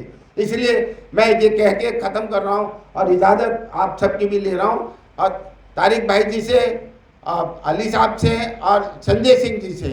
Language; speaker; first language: Hindi; native; Hindi